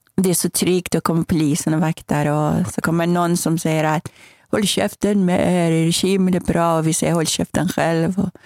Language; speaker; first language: Swedish; non-native, fluent; Persian